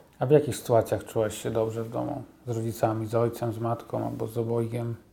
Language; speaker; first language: Polish; native; Polish